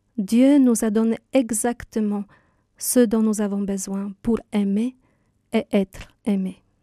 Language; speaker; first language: French; non-native, fluent; Polish